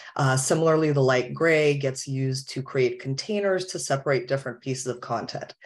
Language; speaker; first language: English; native; English